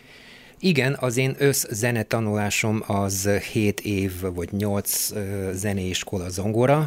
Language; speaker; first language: Hungarian; non-native, fluent; Bulgarian